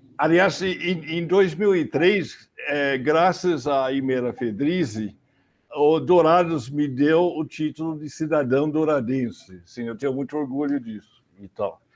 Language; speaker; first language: Portuguese; non-native, fluent; English